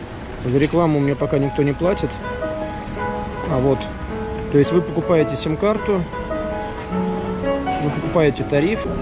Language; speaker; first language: Russian; native; Russian